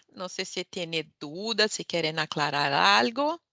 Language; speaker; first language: Spanish; non-native, fluent; Portuguese